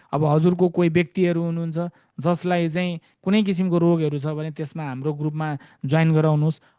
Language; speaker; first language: Nepali; native; Nepali